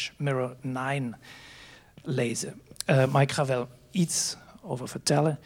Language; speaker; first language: Dutch; non-native, fluent; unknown